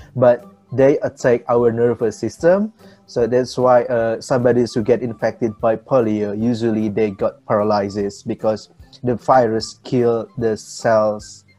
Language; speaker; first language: English; non-native, fluent; Indonesian